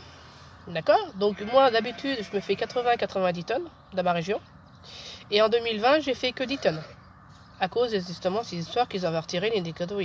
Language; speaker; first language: French; native; French